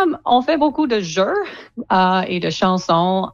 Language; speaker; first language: French; non-native, local second language; English